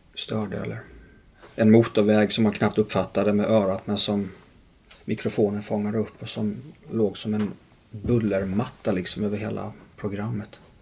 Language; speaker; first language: Swedish; native; Swedish